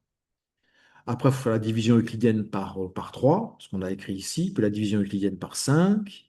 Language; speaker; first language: French; native; French